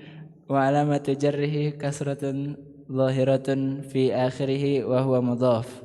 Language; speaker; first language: Arabic; non-native, learner; Indonesian